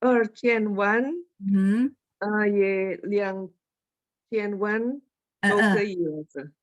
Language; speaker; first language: Chinese; non-native, learner; Indonesian